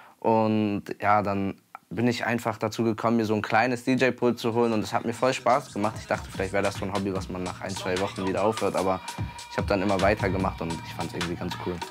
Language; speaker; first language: German; native; German